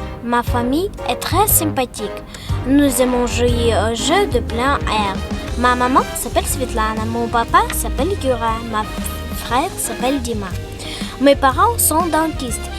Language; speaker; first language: French; non-native, learner; Ukrainian